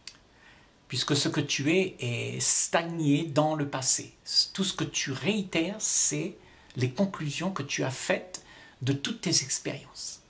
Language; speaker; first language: French; native; French